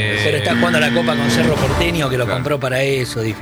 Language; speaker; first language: Spanish; native; Spanish